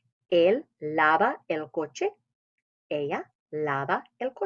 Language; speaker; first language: Spanish; non-native, fluent; English